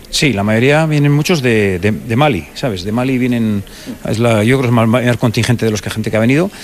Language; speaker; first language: Spanish; native; Spanish